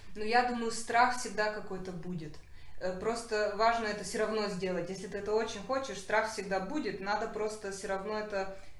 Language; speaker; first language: Russian; early bilingual, heritage; Russian